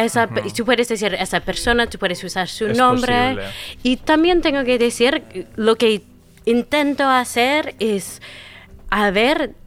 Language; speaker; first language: Spanish; non-native, fluent; English